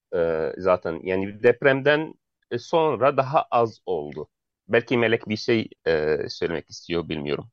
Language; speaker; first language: Turkish; non-native, fluent; Arabic